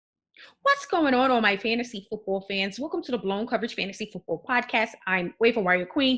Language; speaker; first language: English; native; English